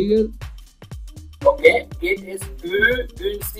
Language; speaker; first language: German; non-native, fluent; Spanish